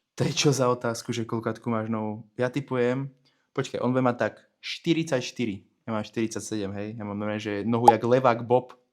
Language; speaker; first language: Slovak; native; Slovak